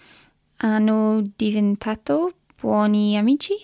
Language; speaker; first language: Italian; non-native, learner; English